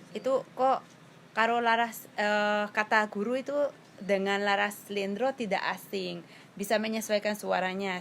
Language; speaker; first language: Indonesian; non-native, fluent; Hungarian